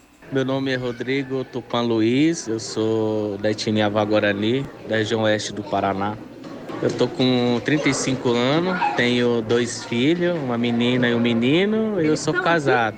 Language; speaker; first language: Portuguese; non-native, local second language; Guarani